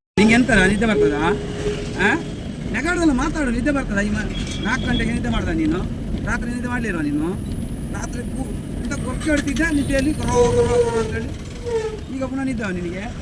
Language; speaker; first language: Kannada; native; Kannada